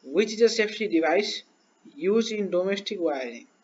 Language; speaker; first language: English; non-native, local second language; Nepali